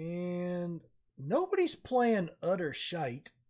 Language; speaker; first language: English; native; English